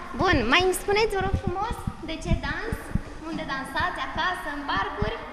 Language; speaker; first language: Romanian; native; Romanian